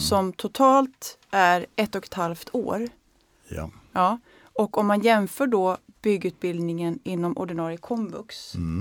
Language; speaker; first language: Swedish; native; Swedish